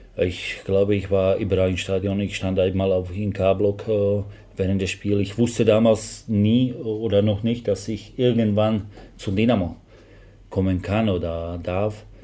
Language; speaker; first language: German; non-native, fluent; Slovak